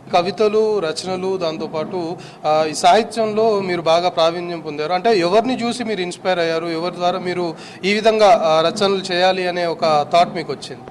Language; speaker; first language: Telugu; native; Telugu